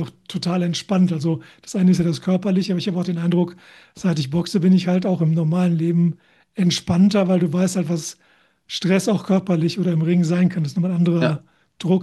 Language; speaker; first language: German; native; German